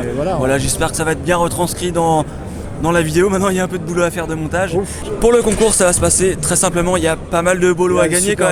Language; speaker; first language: French; native; French